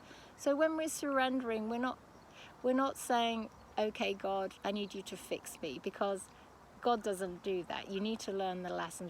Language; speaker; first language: English; native; English